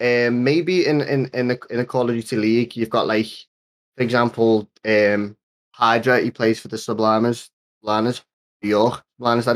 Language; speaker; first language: English; native; English